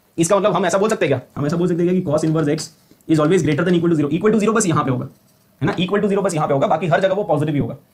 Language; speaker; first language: Hindi; native; Hindi